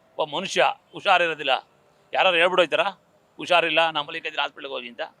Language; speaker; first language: Kannada; native; Kannada